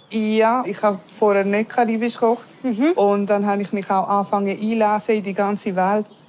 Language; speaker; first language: German; early bilingual, other home language; Spanish